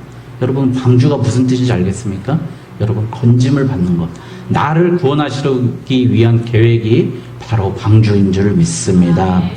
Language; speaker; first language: Korean; native; Korean